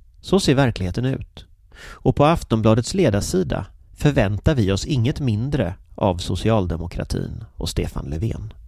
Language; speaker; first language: Swedish; native; Swedish